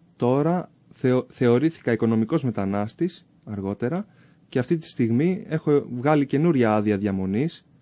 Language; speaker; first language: Greek; early bilingual, other home language; Persian